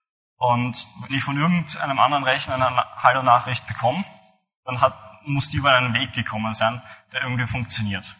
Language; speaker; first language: German; native; German